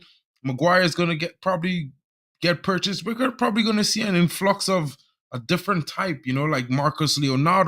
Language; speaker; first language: English; native; English